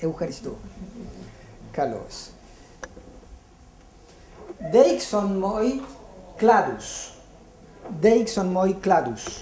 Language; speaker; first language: Greek; non-native, fluent; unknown